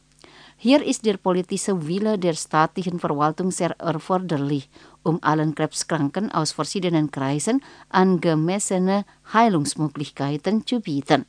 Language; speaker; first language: German; non-native, fluent; Indonesian